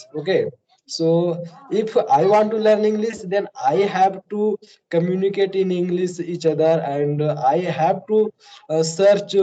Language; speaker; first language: English; non-native, learner; Hindi